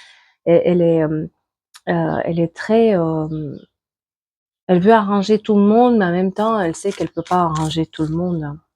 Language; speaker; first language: French; native; French